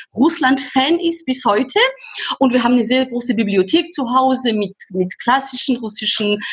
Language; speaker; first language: German; non-native, fluent; Georgian